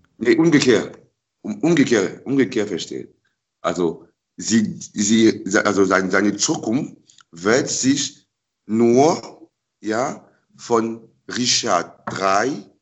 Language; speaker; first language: German; non-native, learner; French